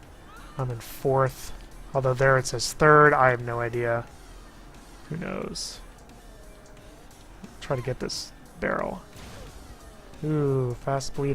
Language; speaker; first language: English; native; English